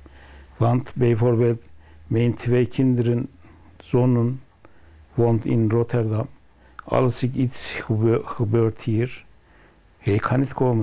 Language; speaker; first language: Dutch; non-native, learner; Turkish